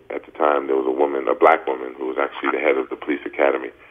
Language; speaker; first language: English; native; English